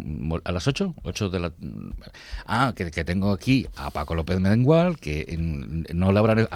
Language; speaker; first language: Spanish; native; Spanish